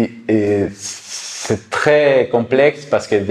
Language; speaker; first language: French; non-native, fluent; Spanish